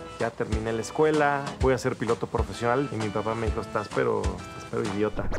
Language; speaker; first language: Spanish; native; Spanish